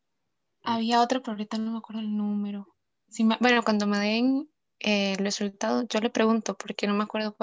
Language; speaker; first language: Spanish; native; Spanish